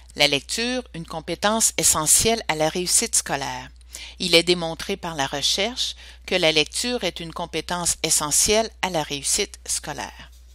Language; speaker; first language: French; native; French